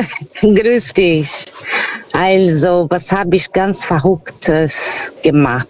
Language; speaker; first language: German; non-native, fluent; Portuguese